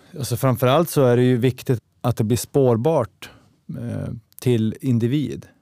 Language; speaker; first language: Swedish; native; Swedish